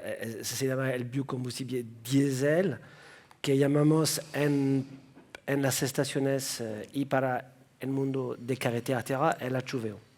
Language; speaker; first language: Spanish; non-native, fluent; French